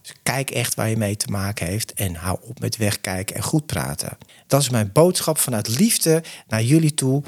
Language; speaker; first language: Dutch; native; Dutch